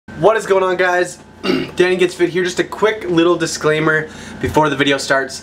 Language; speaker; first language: English; native; English